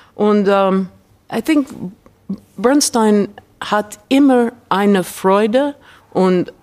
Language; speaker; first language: German; non-native, learner; English